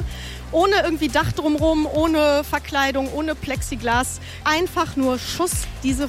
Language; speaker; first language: German; native; German